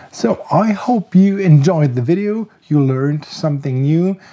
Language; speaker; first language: English; non-native, fluent; German